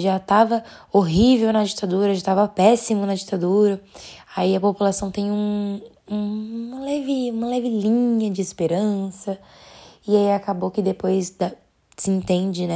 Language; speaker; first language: Portuguese; native; Portuguese